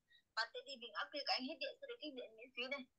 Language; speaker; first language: Vietnamese; native; Vietnamese